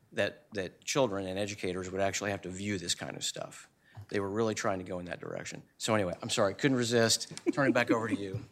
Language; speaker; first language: English; native; English